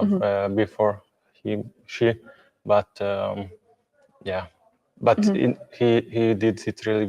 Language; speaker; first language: English; non-native, learner; Hungarian